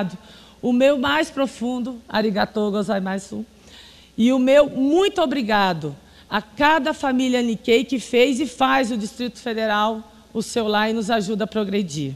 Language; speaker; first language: Portuguese; native; Portuguese